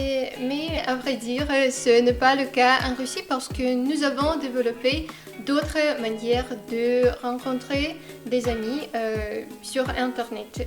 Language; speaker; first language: French; non-native, fluent; Russian